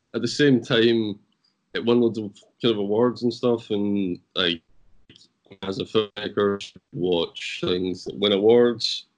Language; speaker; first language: English; native; English